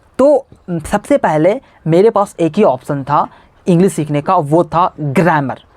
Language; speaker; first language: Hindi; native; Hindi